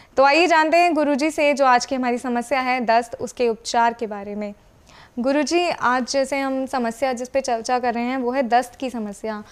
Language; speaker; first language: Hindi; native; Hindi